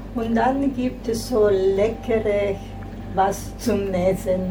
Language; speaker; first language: German; non-native, fluent; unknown